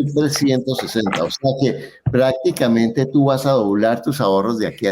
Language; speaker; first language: Spanish; native; Spanish